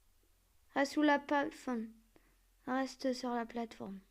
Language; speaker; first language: French; native; French